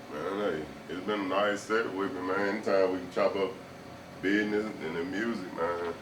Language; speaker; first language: English; native; English